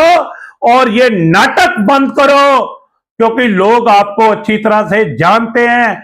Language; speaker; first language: Hindi; non-native, local second language; Punjabi